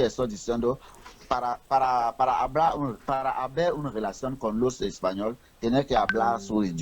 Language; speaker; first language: Spanish; non-native, learner; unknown